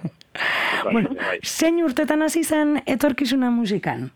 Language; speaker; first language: Basque; native; Basque